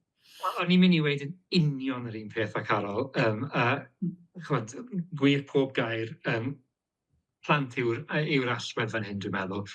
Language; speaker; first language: Welsh; native; Welsh